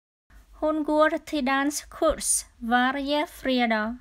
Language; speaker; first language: Swedish; non-native, fluent; Vietnamese